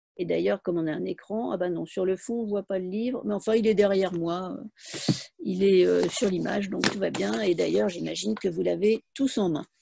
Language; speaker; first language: French; native; French